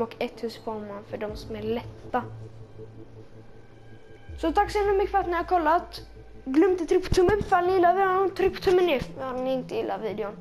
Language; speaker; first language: Swedish; native; Swedish